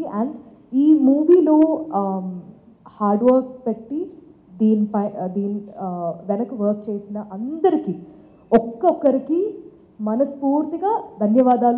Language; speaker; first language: Telugu; non-native, local second language; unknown